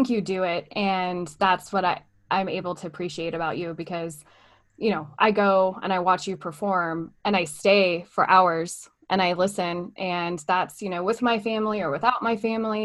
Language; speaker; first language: English; native; English